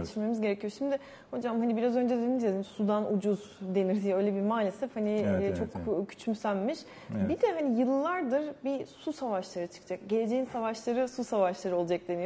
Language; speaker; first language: Turkish; native; Turkish